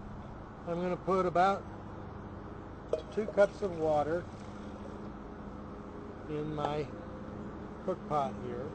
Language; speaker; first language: English; native; English